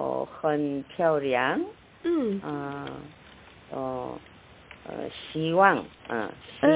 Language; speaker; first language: Chinese; non-native, learner; Korean